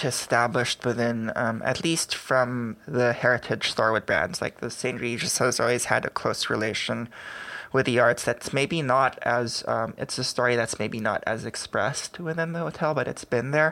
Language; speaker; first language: English; non-native, local second language; Filipino